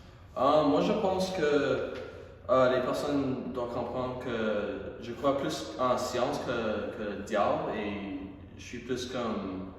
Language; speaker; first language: French; non-native, local second language; English